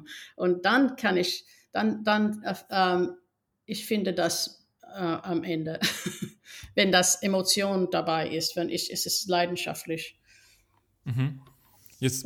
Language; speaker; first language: German; non-native, fluent; English